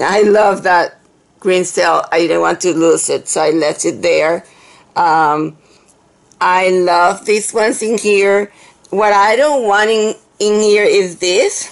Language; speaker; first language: English; non-native, fluent; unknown